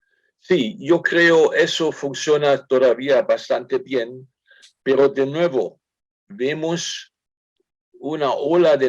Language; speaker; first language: Spanish; non-native, fluent; German